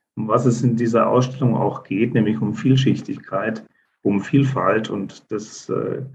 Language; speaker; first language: German; native; German